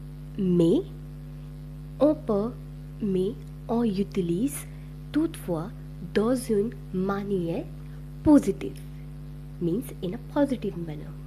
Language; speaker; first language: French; non-native, learner; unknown